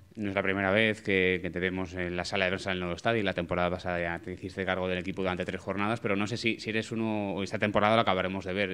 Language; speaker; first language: Spanish; non-native, local second language; Catalan